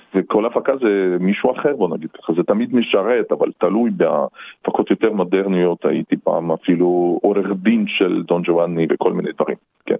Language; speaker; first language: Hebrew; non-native, fluent; Russian